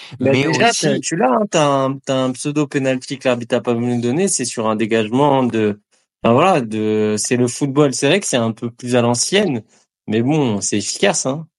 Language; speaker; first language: French; native; French